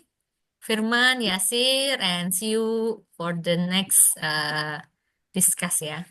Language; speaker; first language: English; non-native, learner; Indonesian